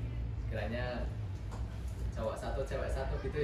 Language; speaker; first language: Indonesian; native; Indonesian